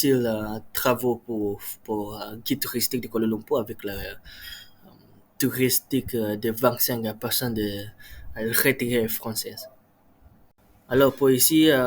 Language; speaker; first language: French; non-native, learner; Malay